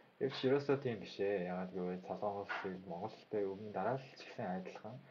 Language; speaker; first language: Mongolian; non-native, fluent; Korean